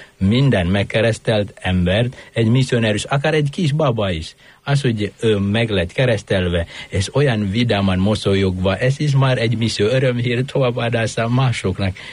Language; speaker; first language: Hungarian; non-native, fluent; Indonesian